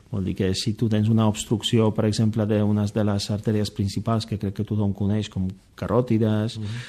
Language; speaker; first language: Catalan; non-native, fluent; Polish